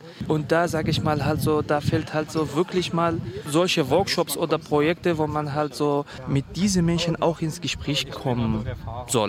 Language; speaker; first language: German; non-native, fluent; Kurdish